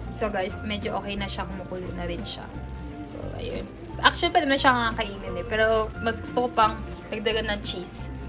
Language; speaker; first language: Filipino; native; Filipino